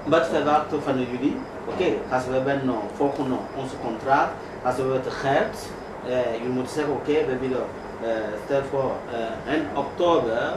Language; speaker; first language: Dutch; non-native, learner; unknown